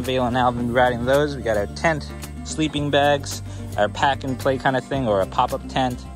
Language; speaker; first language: English; native; English